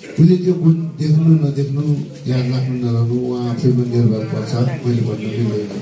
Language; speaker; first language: Nepali; non-native, local second language; Eastern Tamang